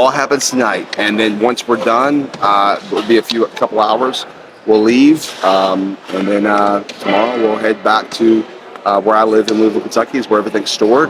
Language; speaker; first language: English; native; English